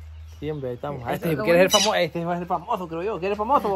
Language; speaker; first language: Spanish; native; Spanish